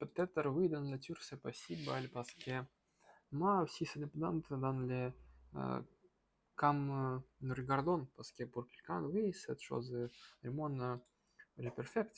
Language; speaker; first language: French; non-native, learner; Russian